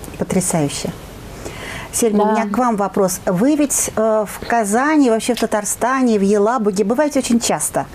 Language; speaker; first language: Russian; native; Russian